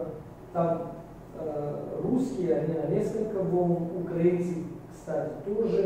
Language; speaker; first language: Russian; non-native, fluent; Bulgarian